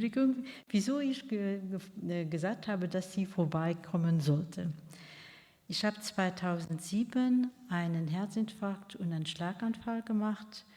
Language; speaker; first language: German; non-native, local second language; Luxembourgish